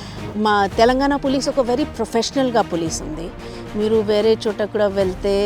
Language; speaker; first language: Telugu; non-native, local second language; Hindi